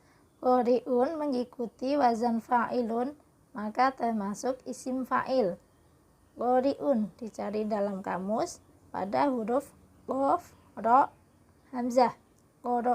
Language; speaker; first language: Indonesian; native; Indonesian